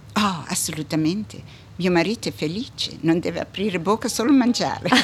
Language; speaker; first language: Italian; early bilingual, heritage; Italian